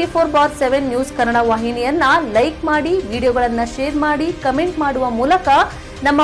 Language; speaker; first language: Kannada; native; Kannada